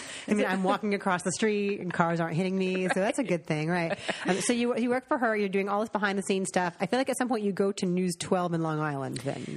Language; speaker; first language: English; native; English